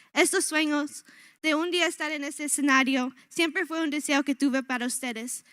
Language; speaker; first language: Spanish; early bilingual, other home language; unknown